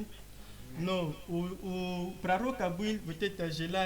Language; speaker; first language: Russian; non-native, learner; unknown